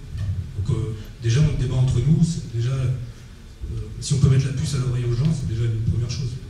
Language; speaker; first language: French; native; French